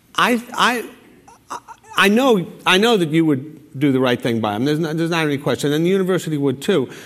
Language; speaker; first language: English; native; English